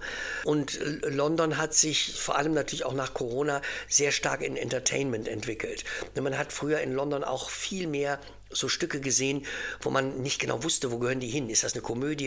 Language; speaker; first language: German; native; German